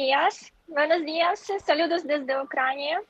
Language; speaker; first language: Spanish; non-native, fluent; Ukrainian